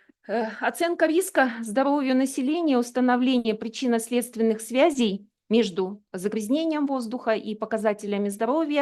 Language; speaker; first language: Russian; native; Russian